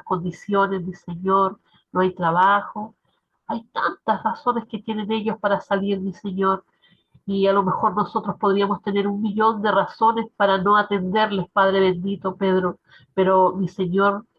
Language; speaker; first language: Spanish; native; Spanish